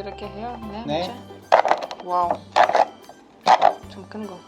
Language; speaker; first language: Korean; non-native, learner; Ukrainian